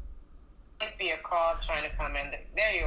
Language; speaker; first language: English; native; English